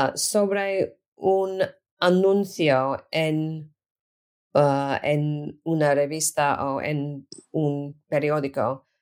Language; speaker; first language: Spanish; non-native, learner; English